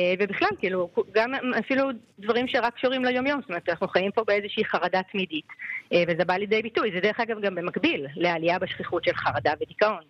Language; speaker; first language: Hebrew; native; Hebrew